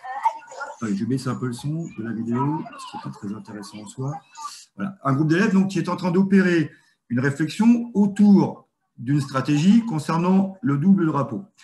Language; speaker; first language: French; native; French